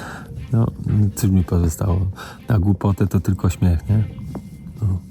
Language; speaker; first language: Polish; native; Polish